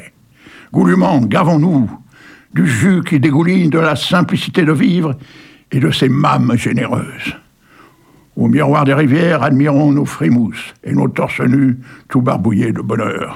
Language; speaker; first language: French; native; French